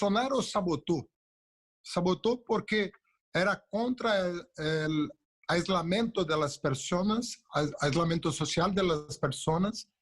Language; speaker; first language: Spanish; non-native, local second language; Portuguese